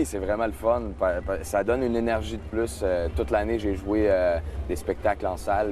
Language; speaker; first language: French; native; French